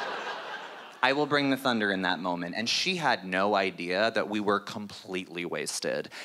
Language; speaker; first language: English; native; English